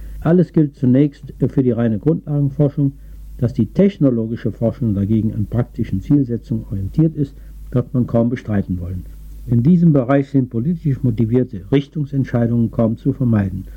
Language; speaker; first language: German; native; German